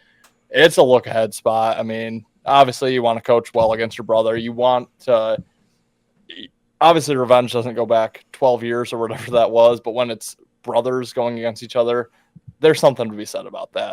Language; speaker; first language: English; native; English